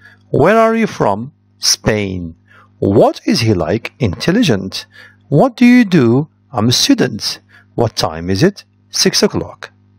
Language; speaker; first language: English; non-native, fluent; Arabic